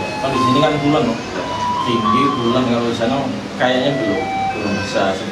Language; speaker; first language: Indonesian; non-native, local second language; Javanese